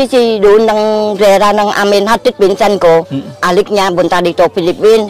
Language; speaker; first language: Filipino; non-native, learner; Vietnamese